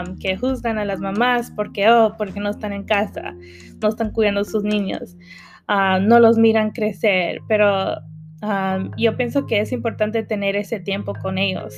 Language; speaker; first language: Spanish; early bilingual, heritage; Spanish